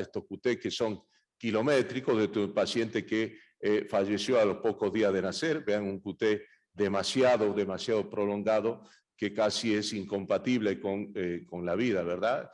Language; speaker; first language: Spanish; native; Spanish